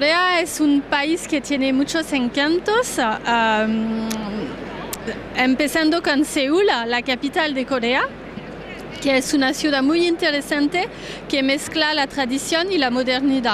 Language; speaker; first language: Spanish; non-native, fluent; Korean